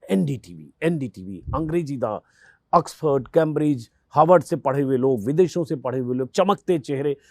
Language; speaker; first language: Hindi; native; Hindi